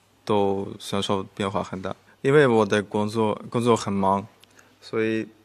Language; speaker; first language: Chinese; non-native, fluent; Russian